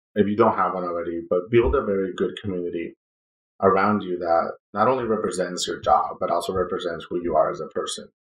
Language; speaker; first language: English; non-native, fluent; Spanish